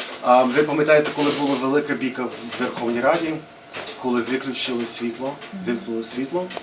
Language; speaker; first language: Ukrainian; early bilingual, heritage; English